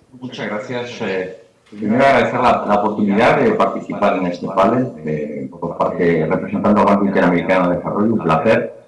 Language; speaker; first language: Spanish; native; Spanish